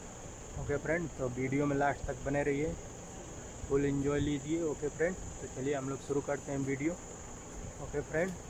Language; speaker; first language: Hindi; non-native, local second language; Bhojpuri